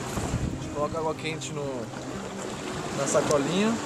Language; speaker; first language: Portuguese; non-native, fluent; French